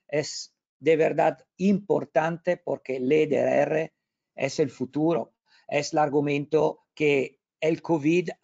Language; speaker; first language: Spanish; non-native, learner; Italian